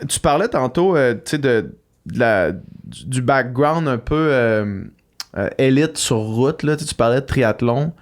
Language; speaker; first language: French; native; French